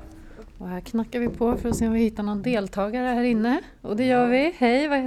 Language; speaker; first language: Swedish; native; Swedish